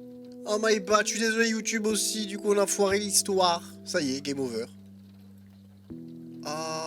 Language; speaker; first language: French; native; French